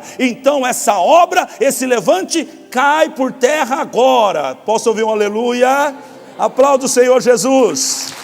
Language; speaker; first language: Portuguese; native; Portuguese